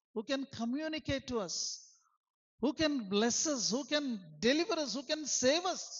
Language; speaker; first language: English; non-native, local second language; Telugu